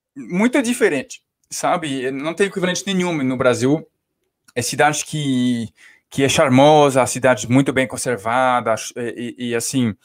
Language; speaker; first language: Portuguese; non-native, fluent; French